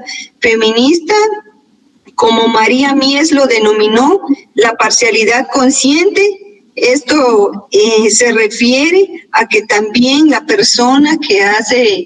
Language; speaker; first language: Spanish; native; Spanish